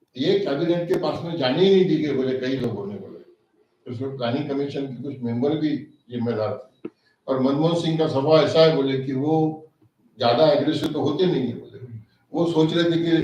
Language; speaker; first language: Hindi; non-native, local second language; Marathi